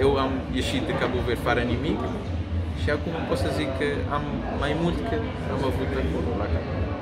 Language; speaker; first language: Romanian; non-native, learner; Kabuverdianu